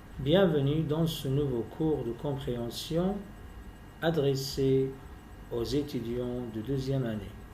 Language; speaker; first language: French; non-native, fluent; Arabic